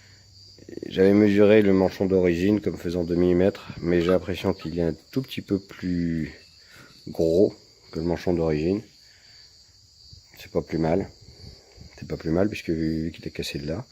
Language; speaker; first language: French; native; French